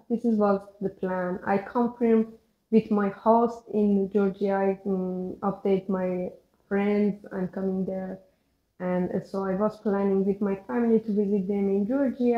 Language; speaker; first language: English; non-native, learner; Persian